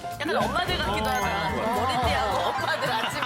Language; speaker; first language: Korean; native; Korean